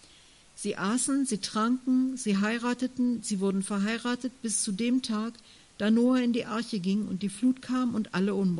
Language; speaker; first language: German; native; German